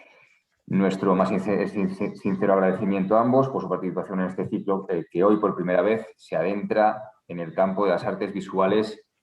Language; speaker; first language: Spanish; native; Spanish